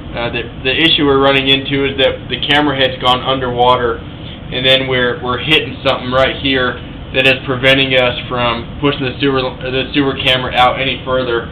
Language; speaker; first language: English; native; English